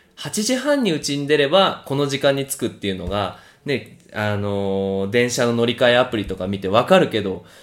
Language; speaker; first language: Japanese; native; Japanese